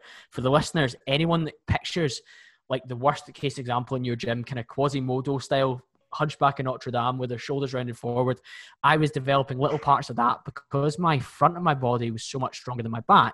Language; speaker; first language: English; native; English